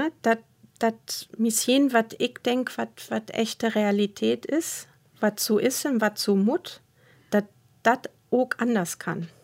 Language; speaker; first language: Dutch; non-native, fluent; German